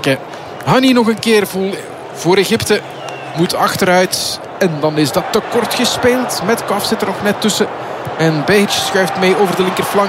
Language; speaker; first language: Dutch; native; Dutch